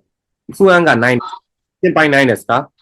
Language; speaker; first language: Japanese; non-native, fluent; Burmese